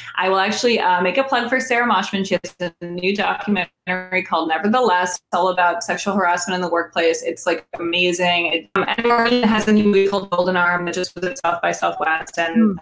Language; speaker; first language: English; native; English